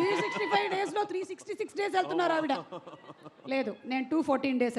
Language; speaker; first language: Telugu; native; Telugu